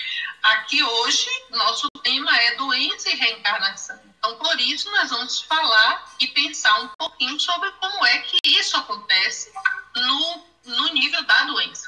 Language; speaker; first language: Portuguese; native; Portuguese